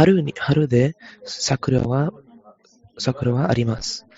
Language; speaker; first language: Japanese; non-native, learner; English